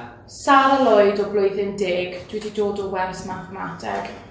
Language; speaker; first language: Welsh; non-native, learner; English